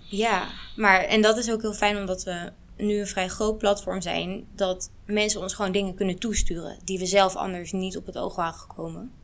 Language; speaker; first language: Dutch; early bilingual, other home language; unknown